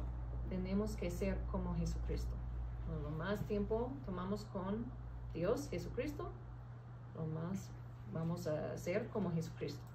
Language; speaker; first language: Spanish; early bilingual, heritage; English